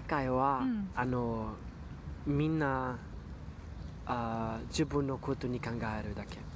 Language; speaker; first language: Japanese; non-native, learner; German